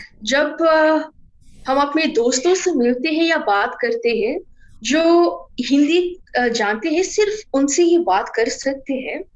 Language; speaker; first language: Hindi; non-native, fluent; English